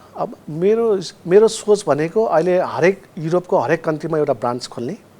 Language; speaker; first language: Nepali; non-native, local second language; Newari